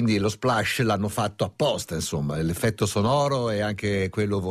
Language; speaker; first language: Italian; native; Italian